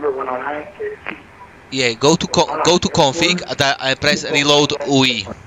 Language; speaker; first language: English; non-native, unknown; Slovak